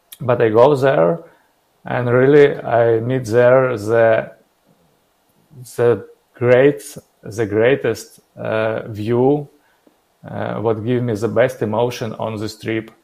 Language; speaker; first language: English; non-native, learner; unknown